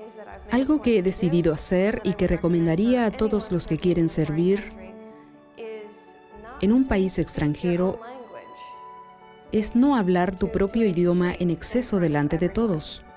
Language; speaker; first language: Spanish; non-native, fluent; English